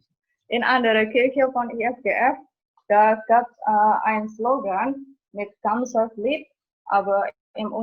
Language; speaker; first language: German; non-native, fluent; Indonesian